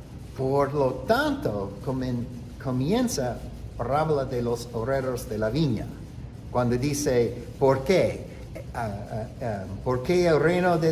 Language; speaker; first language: Spanish; non-native, fluent; English